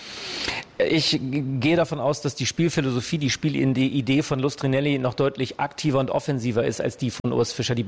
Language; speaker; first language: German; native; German